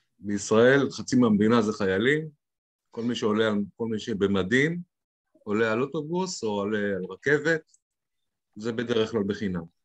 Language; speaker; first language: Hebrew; native; Hebrew